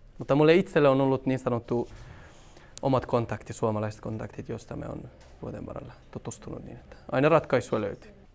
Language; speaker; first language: Finnish; non-native, fluent; Central Kurdish